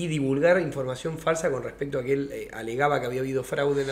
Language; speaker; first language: Spanish; native; Spanish